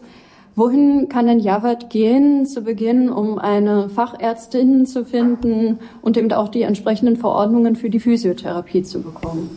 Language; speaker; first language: German; native; German